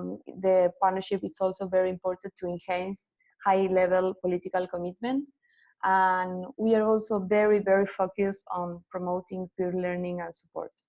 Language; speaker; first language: English; non-native, fluent; Spanish